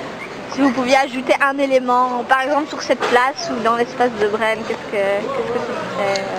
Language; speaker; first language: French; native; French